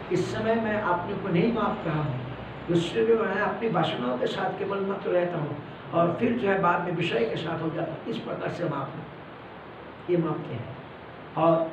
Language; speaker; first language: Hindi; non-native, local second language; Malayalam